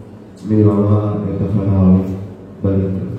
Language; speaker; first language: Spanish; non-native, learner; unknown